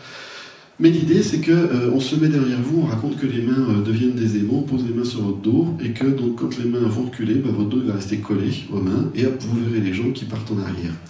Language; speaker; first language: French; native; French